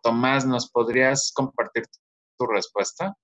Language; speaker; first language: Spanish; native; Spanish